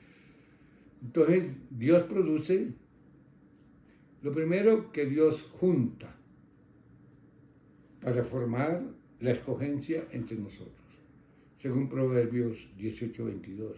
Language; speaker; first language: Spanish; native; Spanish